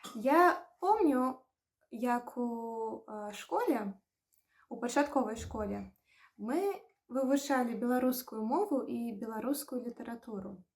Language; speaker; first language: Belarusian; native; Belarusian